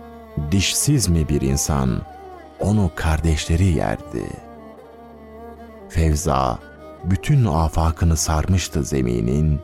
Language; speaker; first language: Turkish; native; Turkish